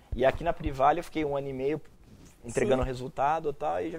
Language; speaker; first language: Portuguese; native; Portuguese